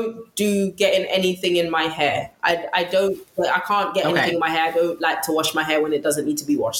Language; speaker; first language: English; native; English